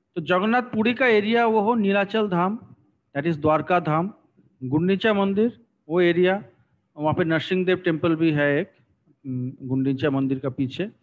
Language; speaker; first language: Hindi; non-native, local second language; Bangla